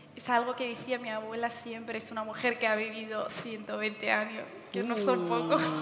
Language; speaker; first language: Spanish; early bilingual, other home language; Berber languages